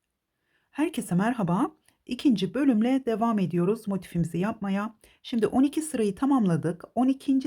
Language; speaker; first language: Turkish; native; Turkish